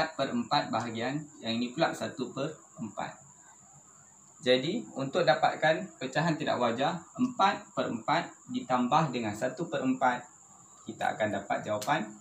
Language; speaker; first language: Malay; native; Malay